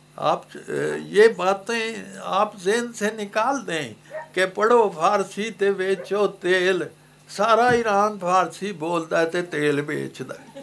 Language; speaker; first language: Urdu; non-native, local second language; Punjabi